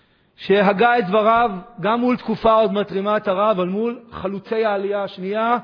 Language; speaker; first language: Hebrew; native; Hebrew